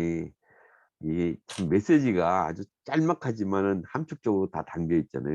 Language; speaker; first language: Korean; native; Korean